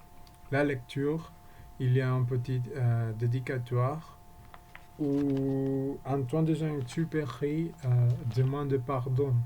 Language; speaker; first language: French; non-native, learner; Spanish